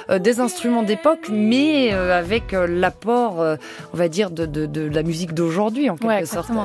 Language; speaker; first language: French; native; French